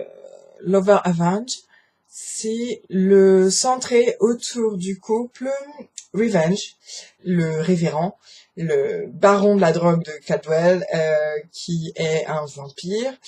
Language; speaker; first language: French; native; French